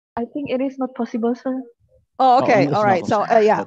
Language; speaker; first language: English; non-native, learner; Indonesian